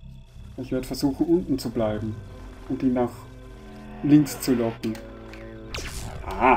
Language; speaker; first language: German; native; German